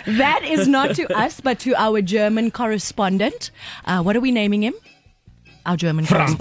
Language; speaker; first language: English; native; English